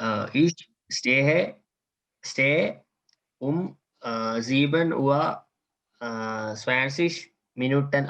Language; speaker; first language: German; non-native, learner; Malayalam